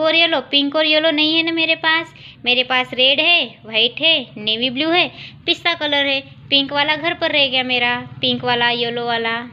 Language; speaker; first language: Hindi; non-native, local second language; Marathi